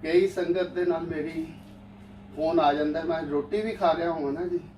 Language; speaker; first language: Hindi; non-native, local second language; Punjabi